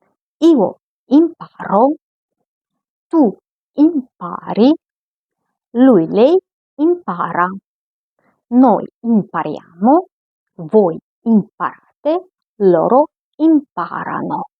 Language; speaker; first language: Italian; non-native, fluent; Romanian